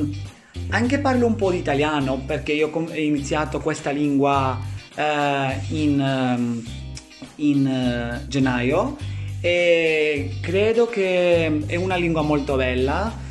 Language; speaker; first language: Italian; non-native, learner; Greek